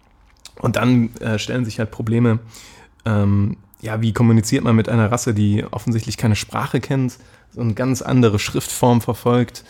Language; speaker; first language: German; native; German